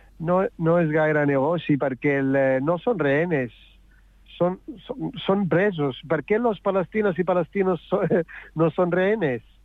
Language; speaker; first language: Catalan; non-native, learner; Arabic